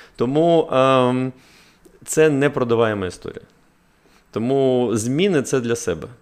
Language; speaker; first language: Ukrainian; native; Ukrainian